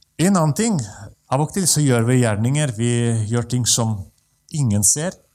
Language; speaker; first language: Norwegian; non-native, fluent; Russian